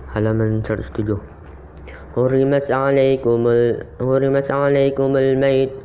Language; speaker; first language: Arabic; non-native, learner; Indonesian